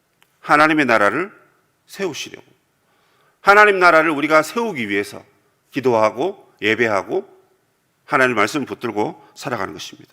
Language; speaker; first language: Korean; native; Korean